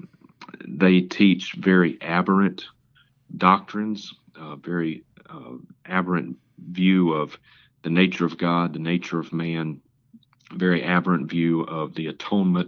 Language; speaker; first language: English; native; English